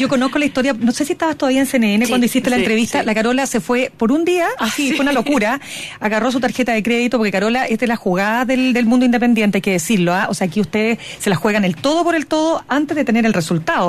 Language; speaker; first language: Spanish; native; Spanish